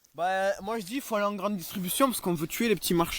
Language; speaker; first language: French; native; French